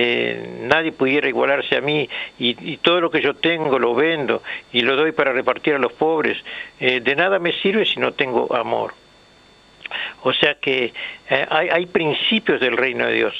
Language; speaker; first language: Spanish; native; Spanish